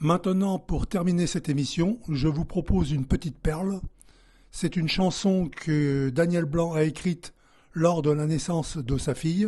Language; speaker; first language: French; native; French